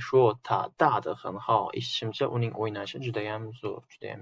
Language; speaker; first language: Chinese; non-native, fluent; Uzbek